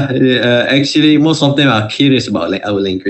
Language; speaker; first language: English; non-native, fluent; Malay